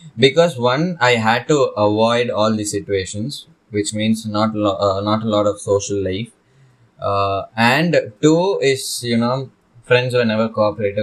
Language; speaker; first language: English; non-native, local second language; Tamil